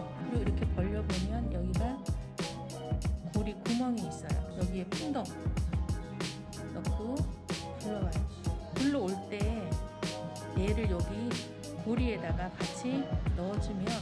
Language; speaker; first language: Korean; native; Korean